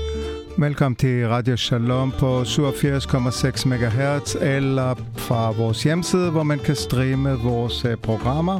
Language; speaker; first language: Danish; non-native, fluent; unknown